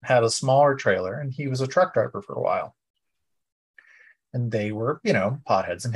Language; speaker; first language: English; native; English